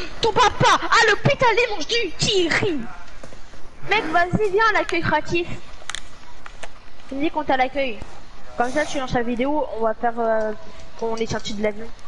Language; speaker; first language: French; native; French